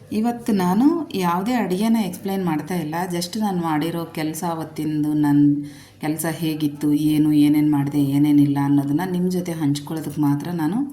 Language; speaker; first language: Kannada; non-native, local second language; Telugu